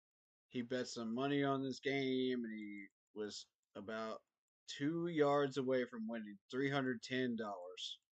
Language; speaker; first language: English; native; English